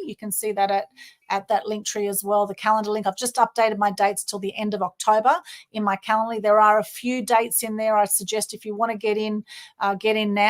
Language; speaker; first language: English; native; English